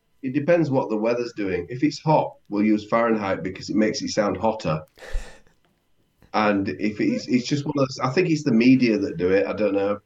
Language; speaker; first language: English; native; English